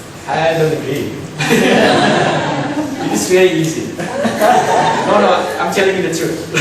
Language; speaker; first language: English; non-native, local second language; Indonesian